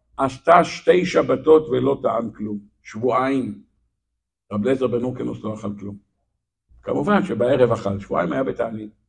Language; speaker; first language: Hebrew; native; Hebrew